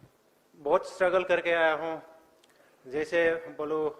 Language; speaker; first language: Hindi; non-native, local second language; Bodo